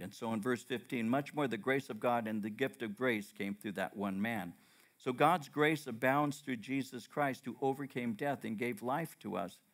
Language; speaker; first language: English; native; English